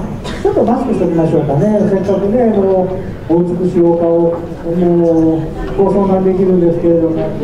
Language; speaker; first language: Japanese; native; Japanese